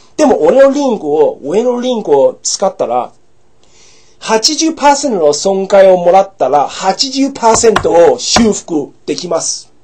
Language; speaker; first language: Japanese; non-native, fluent; English